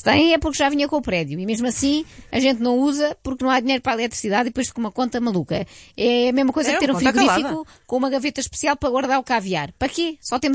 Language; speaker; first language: Portuguese; native; Portuguese